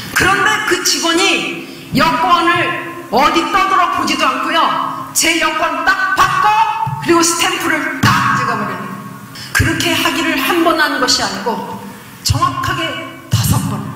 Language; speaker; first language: Korean; native; Korean